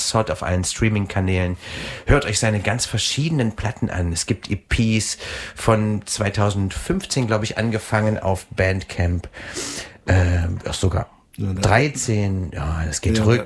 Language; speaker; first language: German; native; German